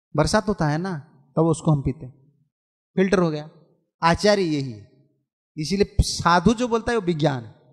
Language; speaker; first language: Hindi; non-native, local second language; Odia